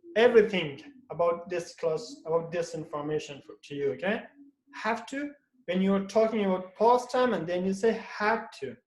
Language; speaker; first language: English; non-native, fluent; Persian